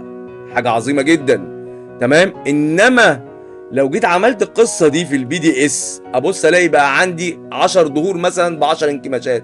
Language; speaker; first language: Arabic; native; Arabic